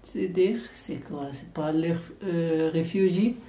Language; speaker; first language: French; non-native, fluent; Persian